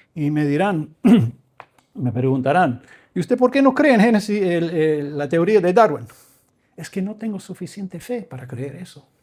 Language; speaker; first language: Spanish; early bilingual, other home language; English